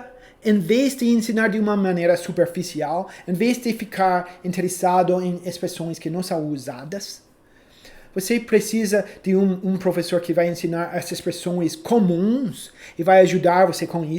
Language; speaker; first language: Portuguese; non-native, fluent; English